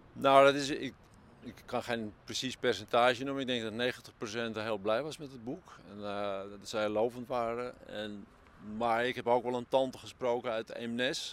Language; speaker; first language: Dutch; native; Dutch